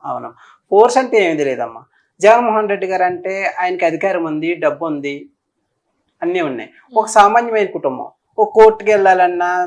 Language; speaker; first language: Telugu; native; Telugu